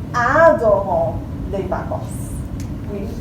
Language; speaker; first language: French; non-native, fluent; English